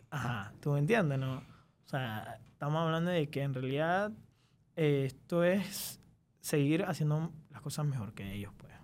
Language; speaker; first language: Spanish; early bilingual, other home language; Chinese